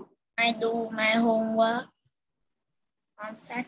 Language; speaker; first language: English; non-native, learner; Vietnamese